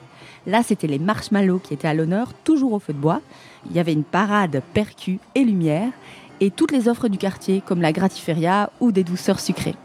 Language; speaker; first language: French; native; French